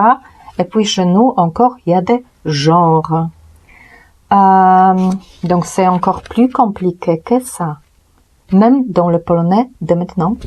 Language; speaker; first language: French; non-native, fluent; Polish